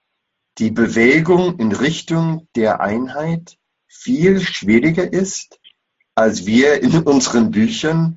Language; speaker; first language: German; non-native, fluent; English